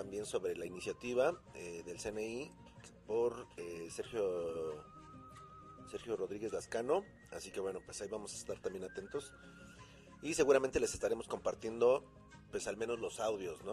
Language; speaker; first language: Spanish; native; Spanish